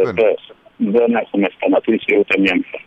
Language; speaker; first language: Greek; early bilingual, heritage; Greek